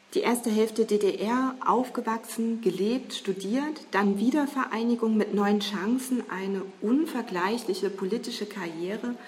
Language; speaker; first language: German; native; German